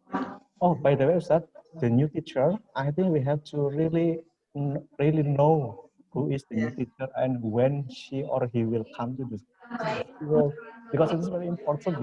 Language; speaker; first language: English; non-native, fluent; Indonesian